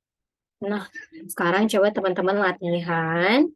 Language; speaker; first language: Indonesian; native; Indonesian